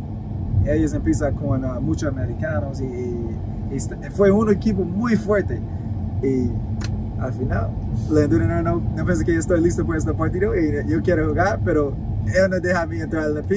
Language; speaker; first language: Spanish; non-native, learner; English